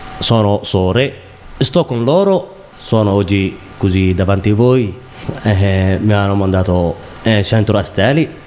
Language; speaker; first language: Italian; non-native, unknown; Somali